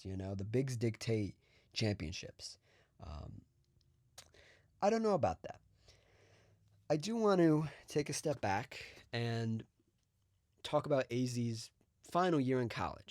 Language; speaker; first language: English; native; English